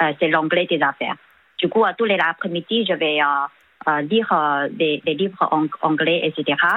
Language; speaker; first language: French; non-native, fluent; Chinese